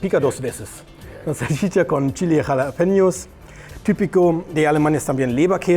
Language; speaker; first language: Spanish; non-native, learner; German